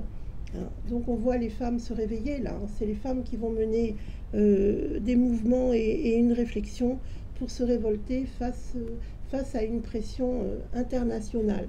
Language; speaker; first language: French; native; French